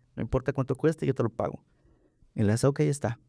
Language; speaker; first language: Spanish; early bilingual, heritage; Spanish